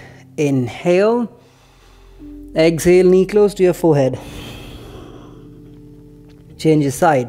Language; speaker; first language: English; non-native, local second language; Hindi